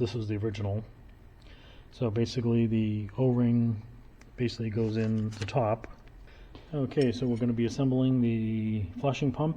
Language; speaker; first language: English; native; English